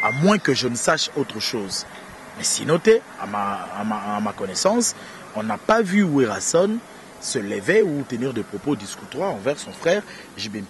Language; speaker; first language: French; non-native, local second language; Lingala